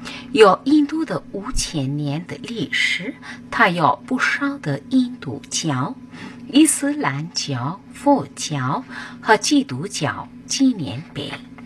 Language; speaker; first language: Chinese; non-native, fluent; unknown